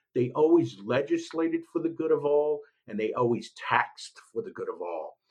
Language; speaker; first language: English; native; English